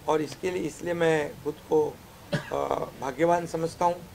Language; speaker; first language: Hindi; non-native, local second language; Marathi